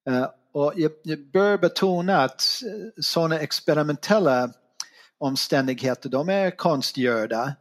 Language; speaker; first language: Swedish; non-native, fluent; English